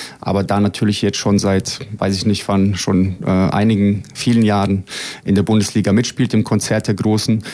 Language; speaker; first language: German; early bilingual, other home language; Bosnian